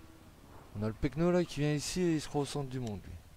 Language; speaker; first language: French; native; French